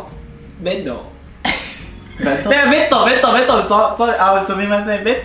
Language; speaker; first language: Japanese; non-native, learner; Vietnamese